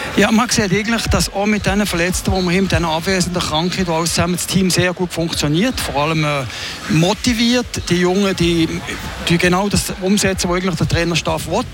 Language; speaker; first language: German; native; German